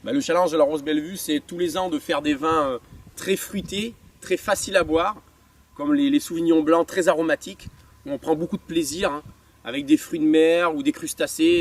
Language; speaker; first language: French; native; French